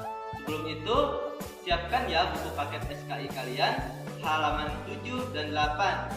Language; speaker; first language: Indonesian; native; Indonesian